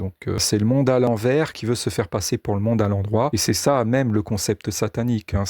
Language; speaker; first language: French; native; French